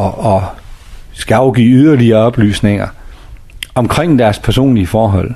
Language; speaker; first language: Danish; native; Danish